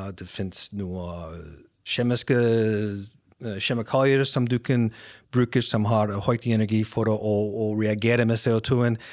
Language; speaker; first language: Norwegian; non-native, fluent; English